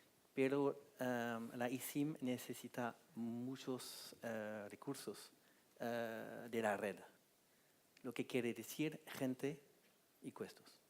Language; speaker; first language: Spanish; non-native, fluent; French